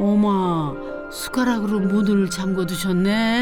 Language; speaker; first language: Korean; native; Korean